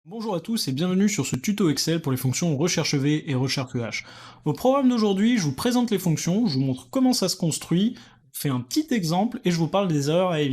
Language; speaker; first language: French; native; French